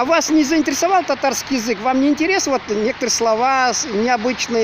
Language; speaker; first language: Russian; native; Russian